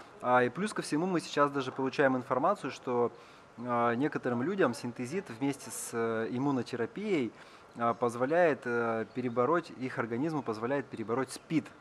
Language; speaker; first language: Russian; native; Russian